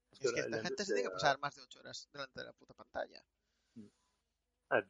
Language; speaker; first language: Spanish; native; Spanish